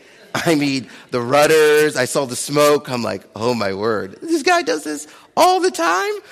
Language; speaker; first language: English; early bilingual, other home language; Akan